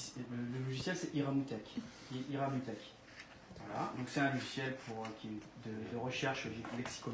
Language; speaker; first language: French; native; French